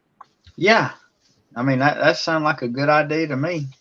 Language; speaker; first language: English; native; English